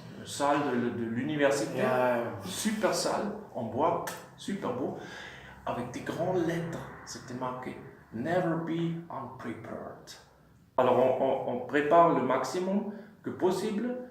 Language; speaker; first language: French; non-native, fluent; German